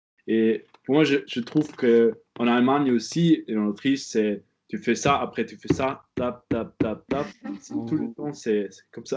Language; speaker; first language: French; non-native, learner; German